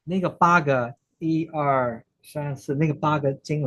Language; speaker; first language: Chinese; early bilingual, heritage; Chinese